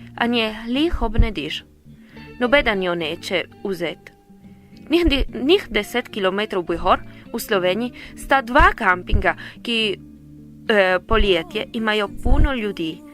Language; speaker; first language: Slovenian; native; Slovenian